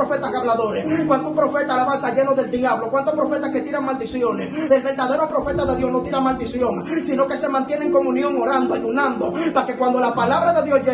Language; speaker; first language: Spanish; native; Spanish